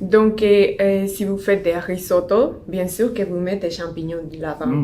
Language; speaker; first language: French; non-native, learner; Spanish